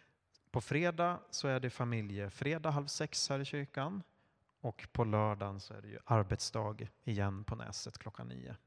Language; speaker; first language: Swedish; native; Swedish